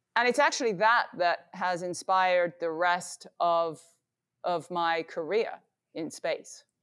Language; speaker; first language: English; native; English